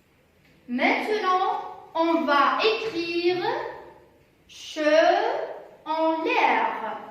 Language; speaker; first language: French; non-native, local second language; Arabic